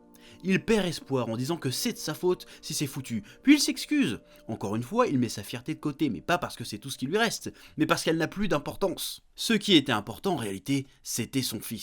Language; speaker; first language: French; native; French